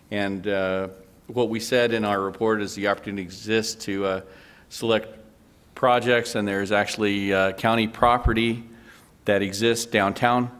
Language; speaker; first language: English; native; English